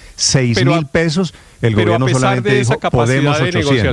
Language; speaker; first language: Spanish; native; Spanish